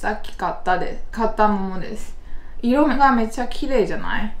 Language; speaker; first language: Japanese; non-native, fluent; Chinese